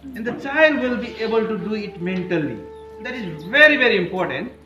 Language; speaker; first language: English; non-native, local second language; Nepali